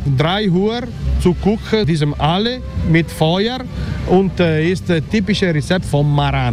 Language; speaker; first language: German; non-native, learner; Italian